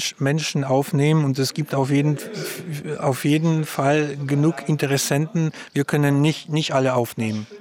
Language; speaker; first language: German; early bilingual, other home language; Polish